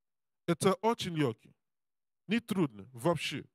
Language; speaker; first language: Russian; non-native, learner; English